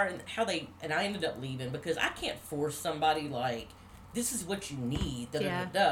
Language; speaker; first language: English; native; English